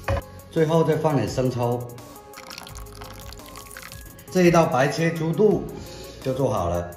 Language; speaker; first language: Chinese; native; Chinese